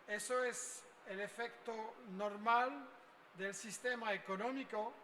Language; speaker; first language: Spanish; non-native, fluent; French